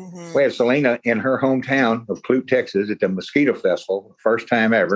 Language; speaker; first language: English; native; English